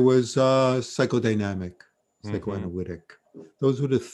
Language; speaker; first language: English; native; English